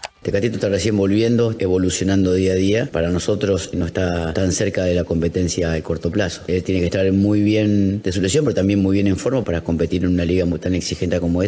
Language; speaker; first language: Spanish; native; Spanish